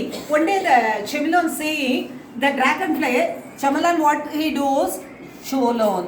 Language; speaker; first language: English; non-native, local second language; Tamil